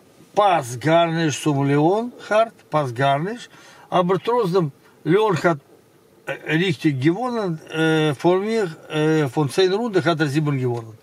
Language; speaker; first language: German; non-native, learner; Russian